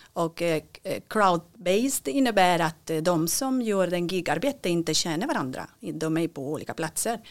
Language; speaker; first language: Swedish; non-native, fluent; Spanish